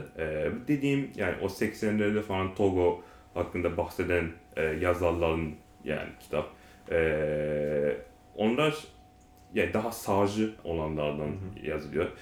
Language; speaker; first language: Turkish; non-native, learner; Japanese